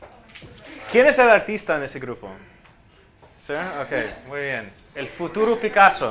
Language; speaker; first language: Spanish; non-native, fluent; English